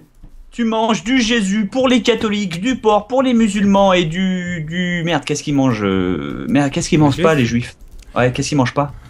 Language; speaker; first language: French; native; French